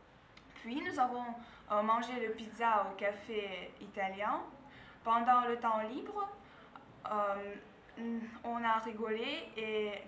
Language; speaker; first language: French; non-native, learner; Russian